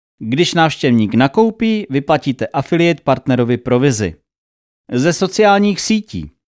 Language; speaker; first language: Czech; native; Czech